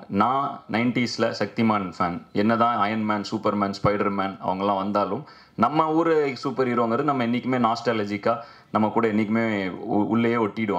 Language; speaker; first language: Tamil; native; Tamil